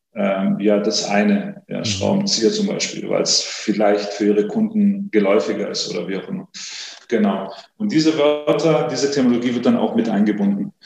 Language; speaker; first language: German; early bilingual, other home language; Greek